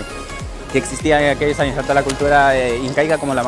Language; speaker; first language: Spanish; native; Spanish